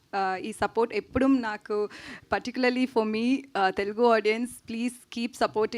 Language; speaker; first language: Telugu; non-native, learner; Tamil